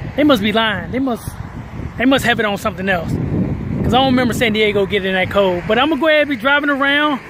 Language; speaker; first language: English; native; English